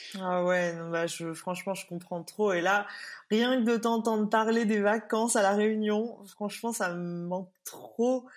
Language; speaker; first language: French; native; French